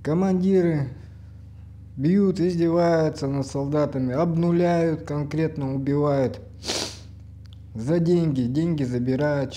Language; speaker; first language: Russian; native; Russian